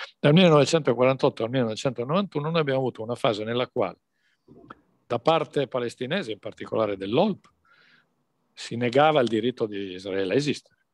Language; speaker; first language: Italian; native; Italian